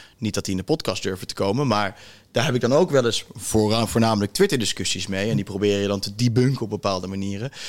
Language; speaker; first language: Dutch; native; Dutch